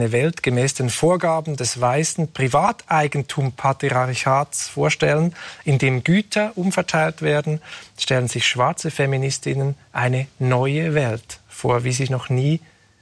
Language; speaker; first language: German; native; German